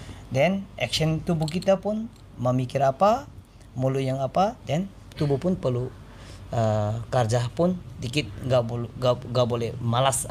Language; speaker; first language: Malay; non-native, learner; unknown